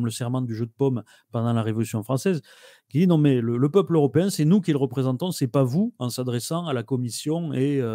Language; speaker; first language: French; native; French